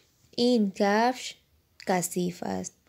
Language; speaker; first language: Persian; non-native, fluent; Urdu